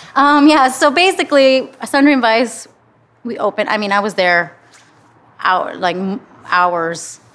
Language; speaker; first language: English; native; English